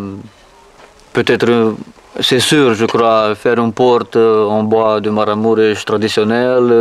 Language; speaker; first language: French; non-native, learner; Romanian